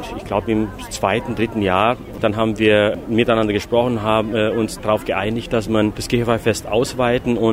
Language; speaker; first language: German; native; German